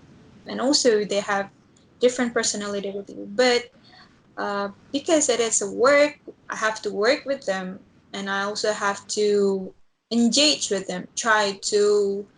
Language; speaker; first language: English; non-native, learner; Indonesian